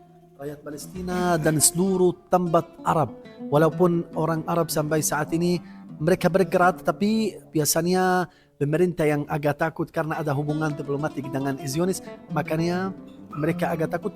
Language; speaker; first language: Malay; non-native, fluent; Arabic